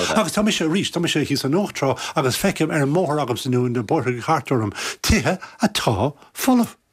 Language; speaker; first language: Irish; native; Irish